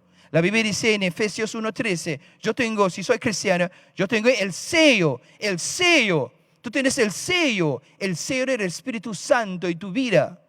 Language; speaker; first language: Spanish; non-native, fluent; English